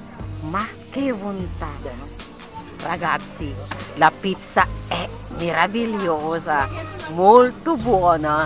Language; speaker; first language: Italian; non-native, learner; Filipino